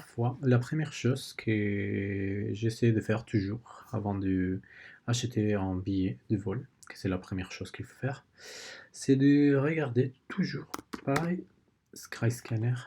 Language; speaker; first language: French; non-native, learner; Spanish